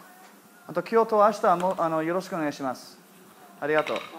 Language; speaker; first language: Japanese; non-native, learner; English